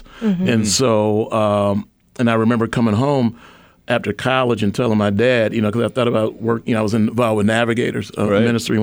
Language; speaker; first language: English; native; English